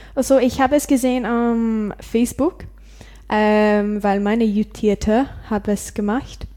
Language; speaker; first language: German; non-native, learner; English